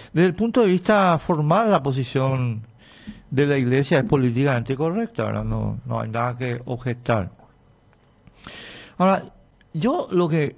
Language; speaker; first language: Spanish; native; Spanish